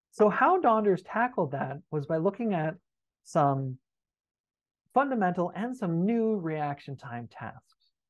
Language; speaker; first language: English; native; English